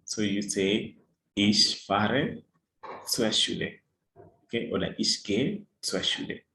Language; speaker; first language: German; non-native, fluent; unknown